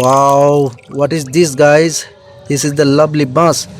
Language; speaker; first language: English; non-native, learner; Indonesian